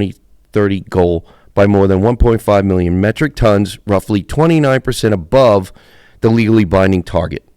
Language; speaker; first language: English; native; English